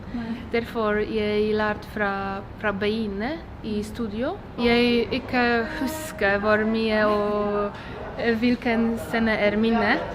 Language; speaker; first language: Norwegian; non-native, learner; Polish